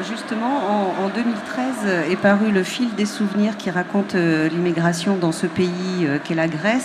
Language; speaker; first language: French; native; French